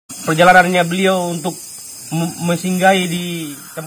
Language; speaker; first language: Indonesian; native; Indonesian